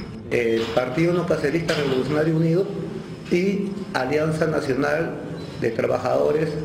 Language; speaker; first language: Spanish; native; Spanish